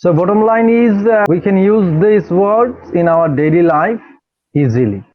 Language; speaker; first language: English; non-native, learner; Bangla